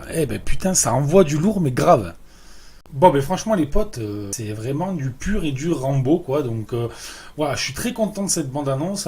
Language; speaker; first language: French; native; French